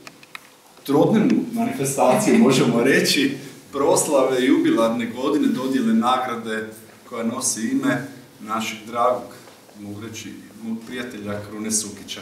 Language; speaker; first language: Serbian; native; Serbian